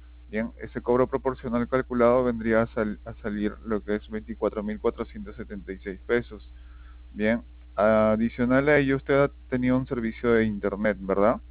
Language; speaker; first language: Spanish; native; Spanish